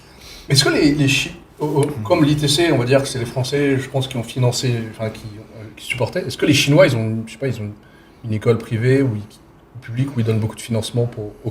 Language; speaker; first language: French; native; French